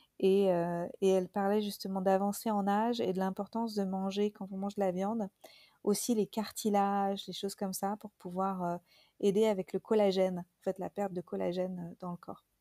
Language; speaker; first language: French; native; French